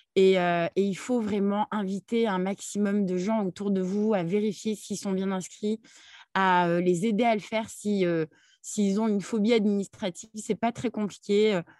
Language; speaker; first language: French; early bilingual, other home language; Arabic